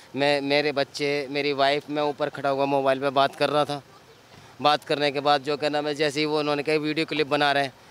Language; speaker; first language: Hindi; native; Hindi